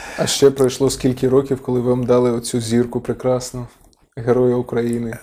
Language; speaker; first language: Ukrainian; non-native, local second language; Russian